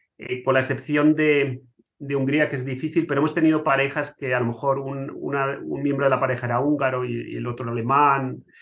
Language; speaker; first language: Spanish; native; Spanish